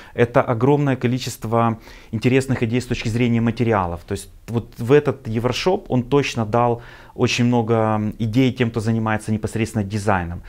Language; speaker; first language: Russian; native; Russian